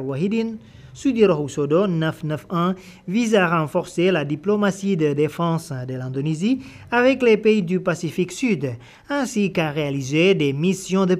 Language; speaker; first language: French; non-native, fluent; Indonesian